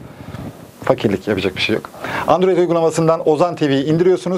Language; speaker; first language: Turkish; native; Turkish